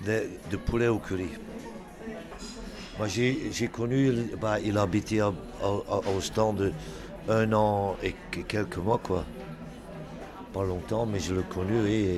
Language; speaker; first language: French; non-native, local second language; Dutch